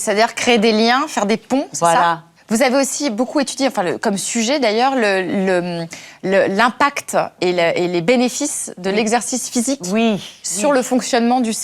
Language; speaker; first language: French; native; French